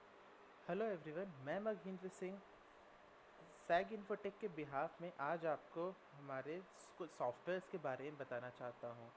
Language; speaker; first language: Hindi; native; Hindi